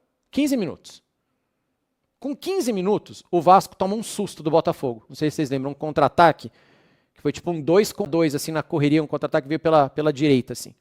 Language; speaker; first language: Portuguese; native; Portuguese